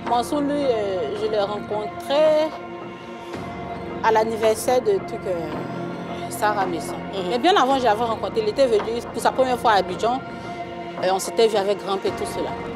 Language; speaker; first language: French; non-native, local second language; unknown